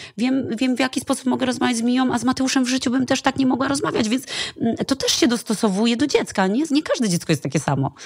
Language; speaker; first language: Polish; native; Polish